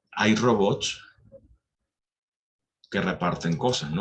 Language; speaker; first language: Spanish; native; Spanish